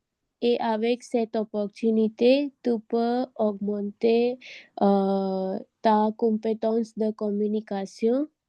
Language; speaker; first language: French; non-native, learner; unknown